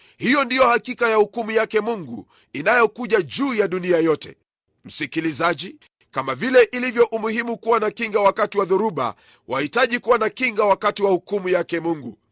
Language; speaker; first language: Swahili; non-native, local second language; Luyia